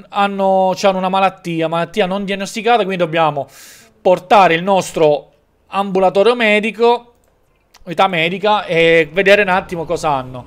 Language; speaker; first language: Italian; native; Italian